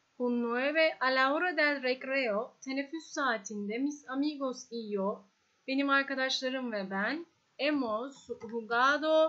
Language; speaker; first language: Spanish; non-native, learner; Turkish